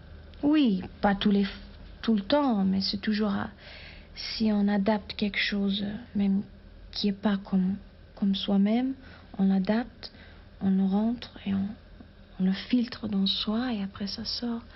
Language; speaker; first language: French; non-native, fluent; German